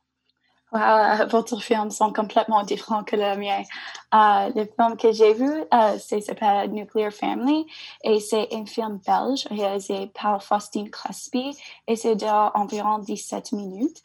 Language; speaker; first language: French; non-native, learner; English